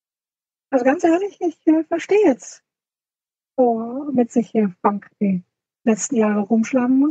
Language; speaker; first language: German; native; German